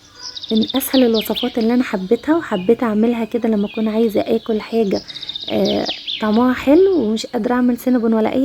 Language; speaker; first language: Arabic; native; Arabic